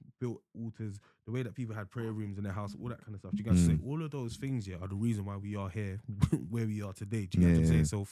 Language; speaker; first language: English; native; English